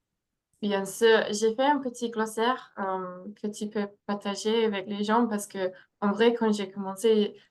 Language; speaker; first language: French; non-native, fluent; English